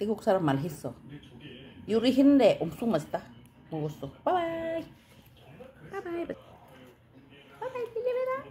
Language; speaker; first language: Korean; non-native, learner; Filipino